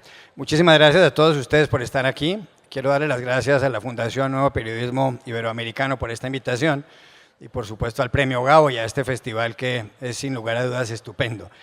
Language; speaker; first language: Spanish; native; Spanish